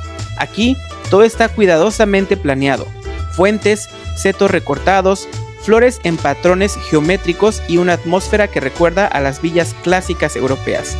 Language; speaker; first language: Spanish; native; Spanish